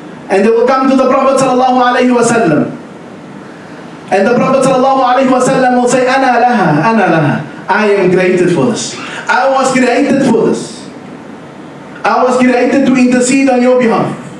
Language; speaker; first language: English; native; English